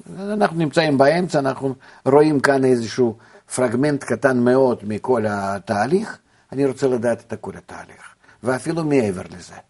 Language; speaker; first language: Hebrew; non-native, fluent; Russian